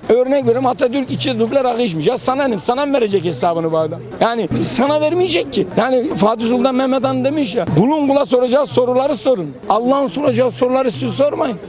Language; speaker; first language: Turkish; native; Turkish